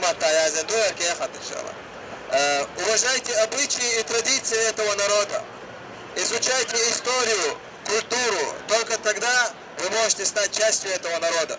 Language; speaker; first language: Russian; non-native, local second language; Chechen